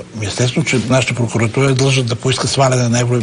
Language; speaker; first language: Bulgarian; native; Bulgarian